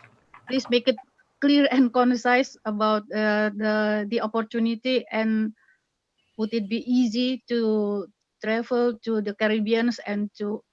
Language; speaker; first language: English; non-native, fluent; Indonesian